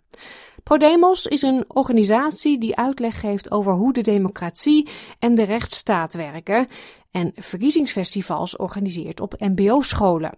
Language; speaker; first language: Dutch; native; Dutch